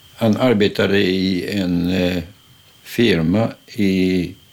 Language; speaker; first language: Swedish; early bilingual, other home language; German